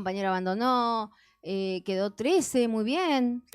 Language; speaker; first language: Spanish; native; Spanish